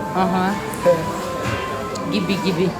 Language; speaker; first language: Turkish; non-native, learner; Russian